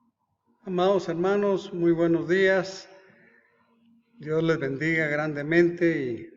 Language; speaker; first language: Spanish; native; Spanish